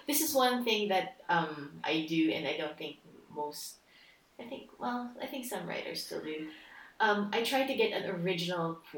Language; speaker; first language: English; non-native, local second language; Filipino